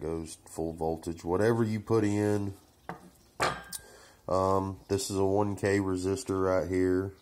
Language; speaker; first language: English; native; English